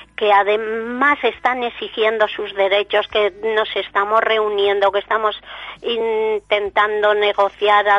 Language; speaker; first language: Spanish; native; Spanish